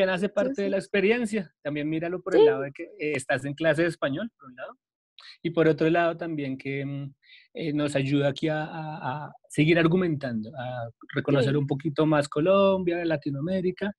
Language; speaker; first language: Spanish; native; Spanish